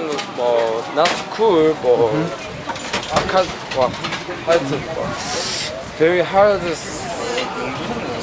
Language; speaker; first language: English; non-native, learner; Korean